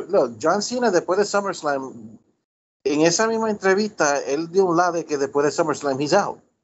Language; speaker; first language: Spanish; early bilingual, heritage; Spanish